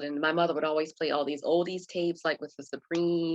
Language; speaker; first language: English; native; English